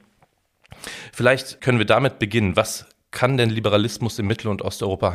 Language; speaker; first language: German; native; German